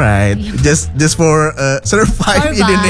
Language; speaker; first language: English; non-native, fluent; Indonesian